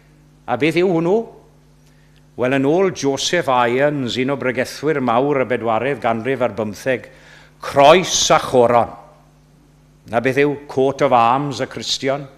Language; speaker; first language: Welsh; native; Welsh